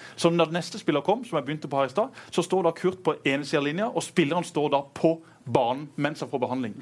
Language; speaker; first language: Norwegian; native; Norwegian